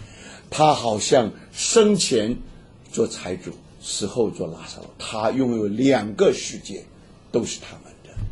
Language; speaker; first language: Chinese; native; Chinese